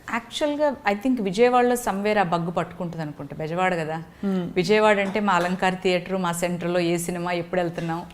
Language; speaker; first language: Telugu; native; Telugu